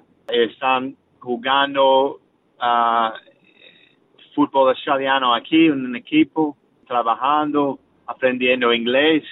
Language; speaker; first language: Spanish; non-native, learner; English